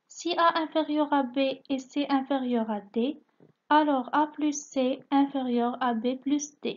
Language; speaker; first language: French; non-native, local second language; Arabic